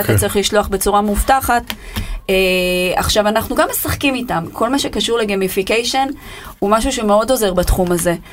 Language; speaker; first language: Hebrew; native; Hebrew